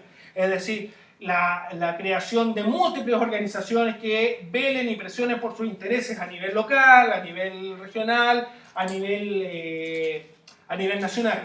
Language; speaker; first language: Spanish; native; Spanish